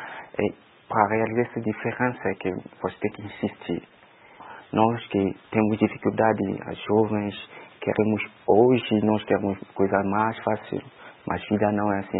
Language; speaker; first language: Portuguese; non-native, local second language; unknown